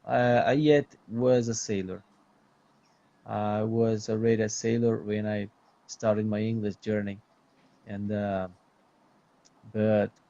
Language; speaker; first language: English; non-native, fluent; Portuguese